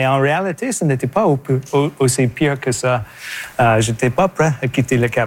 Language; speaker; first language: French; native; French